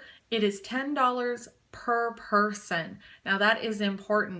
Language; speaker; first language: English; native; English